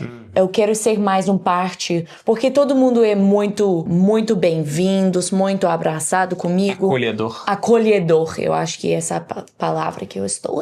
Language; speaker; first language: Portuguese; non-native, learner; English